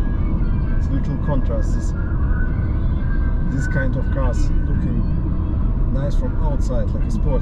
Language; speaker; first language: English; non-native, learner; German